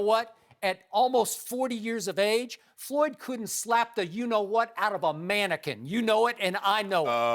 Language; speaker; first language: English; native; English